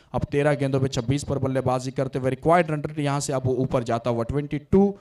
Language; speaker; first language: Hindi; non-native, local second language; Marathi